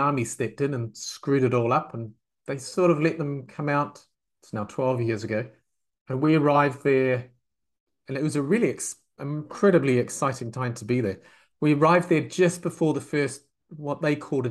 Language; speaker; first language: English; native; English